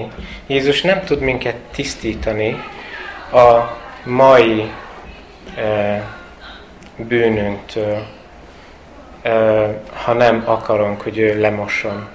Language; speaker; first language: Hungarian; non-native, fluent; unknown